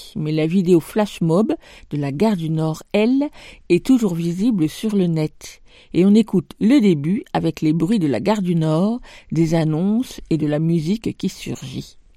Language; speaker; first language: French; native; French